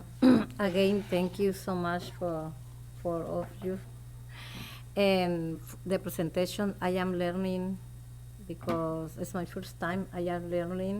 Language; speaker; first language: English; non-native, local second language; Spanish